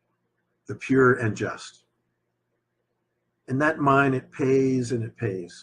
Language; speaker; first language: English; native; English